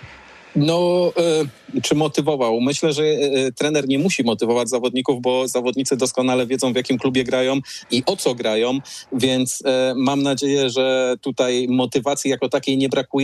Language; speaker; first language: Polish; native; Polish